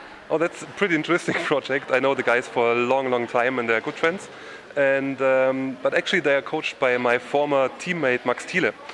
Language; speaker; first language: English; non-native, fluent; German